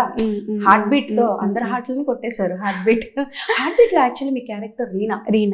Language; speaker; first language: Telugu; native; Telugu